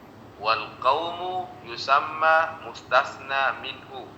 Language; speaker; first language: Arabic; non-native, fluent; Indonesian